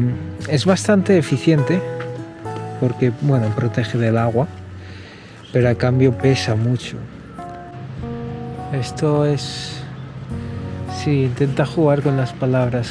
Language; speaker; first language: Spanish; non-native, fluent; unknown